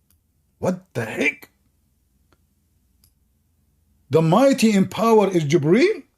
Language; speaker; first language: English; non-native, fluent; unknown